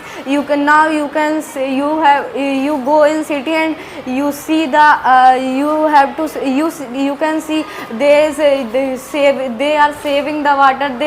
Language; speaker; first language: English; non-native, learner; Hindi